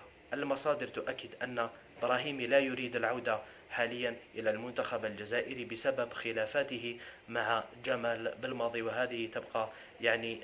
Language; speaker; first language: Arabic; native; Arabic